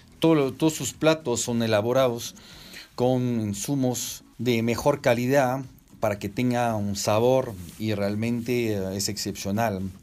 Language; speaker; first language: Spanish; non-native, fluent; French